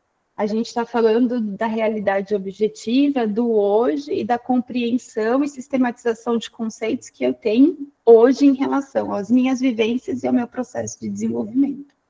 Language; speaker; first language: Portuguese; native; Portuguese